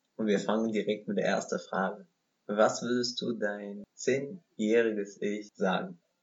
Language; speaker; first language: German; non-native, fluent; Arabic